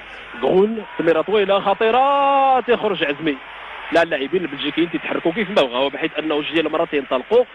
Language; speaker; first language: Arabic; native; Arabic